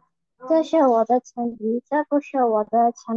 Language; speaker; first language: Chinese; non-native, learner; Burmese